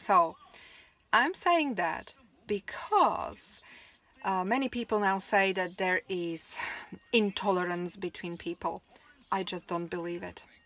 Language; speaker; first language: English; non-native, fluent; Slovak